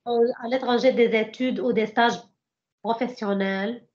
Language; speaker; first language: French; non-native, learner; Arabic